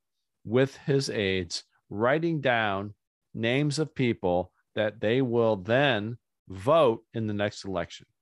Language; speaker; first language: English; native; English